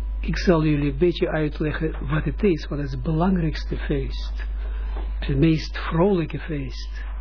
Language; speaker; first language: Dutch; non-native, fluent; Russian